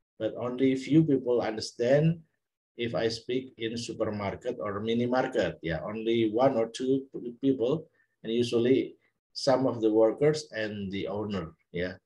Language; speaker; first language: English; non-native, fluent; Indonesian